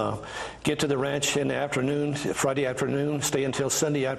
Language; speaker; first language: English; native; English